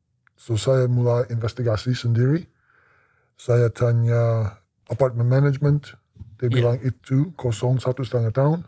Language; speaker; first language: Indonesian; non-native, learner; English